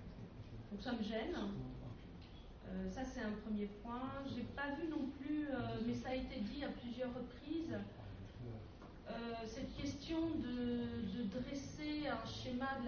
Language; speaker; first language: French; native; French